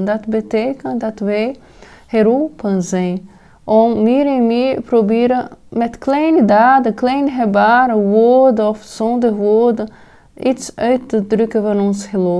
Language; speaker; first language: Dutch; non-native, fluent; Portuguese